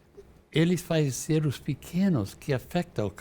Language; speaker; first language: Portuguese; non-native, fluent; English